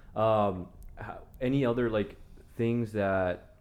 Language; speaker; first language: English; early bilingual, other home language; Spanish